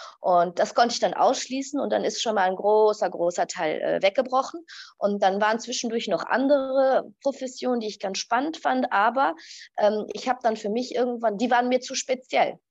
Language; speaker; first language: German; early bilingual, other home language; Arabic